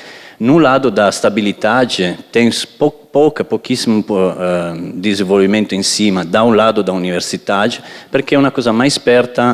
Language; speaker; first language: Portuguese; non-native, fluent; Italian